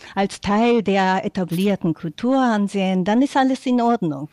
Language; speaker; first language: German; non-native, fluent; Japanese